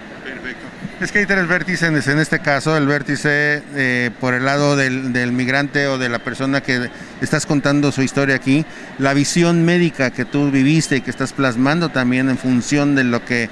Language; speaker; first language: Spanish; native; Spanish